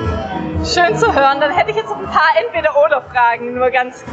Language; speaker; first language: German; native; German